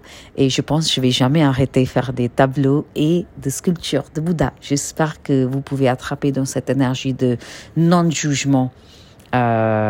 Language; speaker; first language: French; non-native, learner; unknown